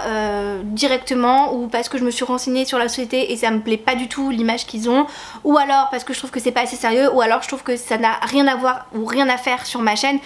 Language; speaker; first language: French; native; French